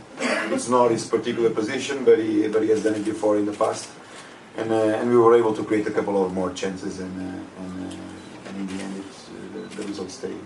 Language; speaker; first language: English; non-native, fluent; Portuguese